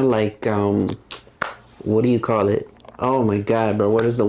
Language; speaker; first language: English; native; English